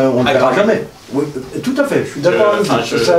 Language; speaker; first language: French; native; French